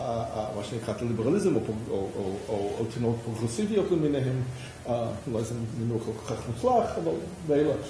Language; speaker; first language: Hebrew; non-native, fluent; English